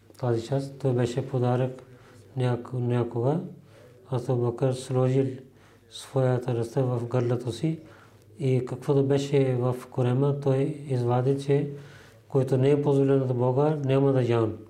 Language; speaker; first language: Bulgarian; non-native, fluent; Urdu